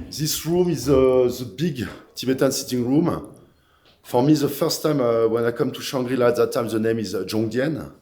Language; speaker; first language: English; non-native, fluent; French